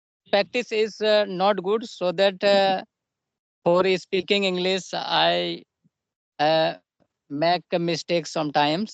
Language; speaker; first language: English; non-native, local second language; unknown